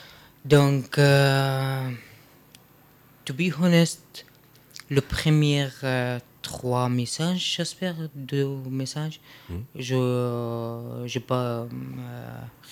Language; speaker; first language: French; non-native, learner; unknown